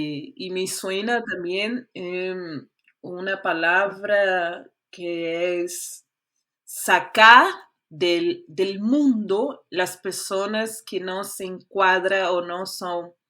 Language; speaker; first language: Spanish; non-native, fluent; Portuguese